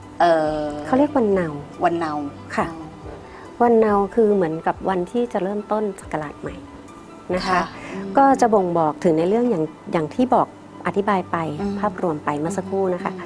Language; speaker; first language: Thai; native; Thai